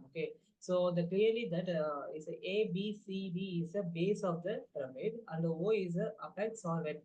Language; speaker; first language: English; non-native, local second language; Tamil